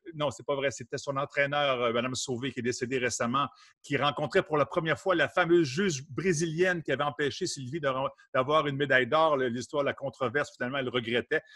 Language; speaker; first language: French; native; French